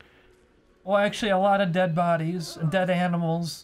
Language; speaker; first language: English; native; English